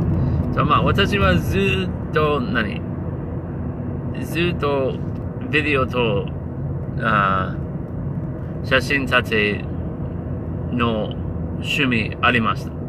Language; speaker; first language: Japanese; non-native, learner; English